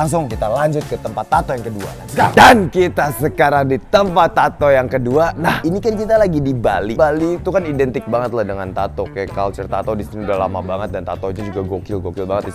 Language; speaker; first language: Indonesian; native; Indonesian